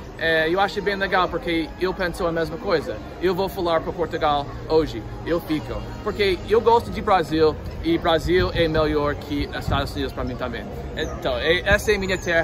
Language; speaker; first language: Portuguese; non-native, fluent; English